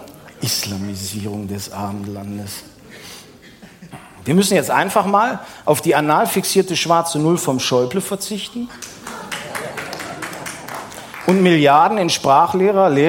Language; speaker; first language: German; native; German